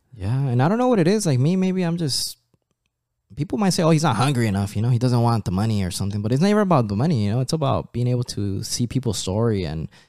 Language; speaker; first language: English; early bilingual, other home language; Spanish